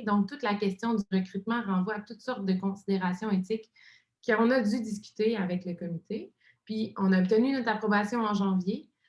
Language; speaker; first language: French; native; French